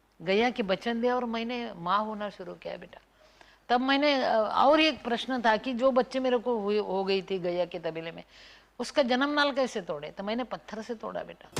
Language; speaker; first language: Hindi; non-native, local second language; Marathi